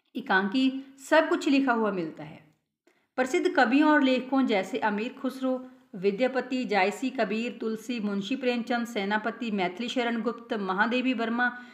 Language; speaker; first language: Hindi; non-native, local second language; Punjabi